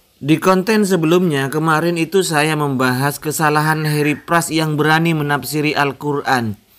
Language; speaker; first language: Indonesian; non-native, local second language; Madurese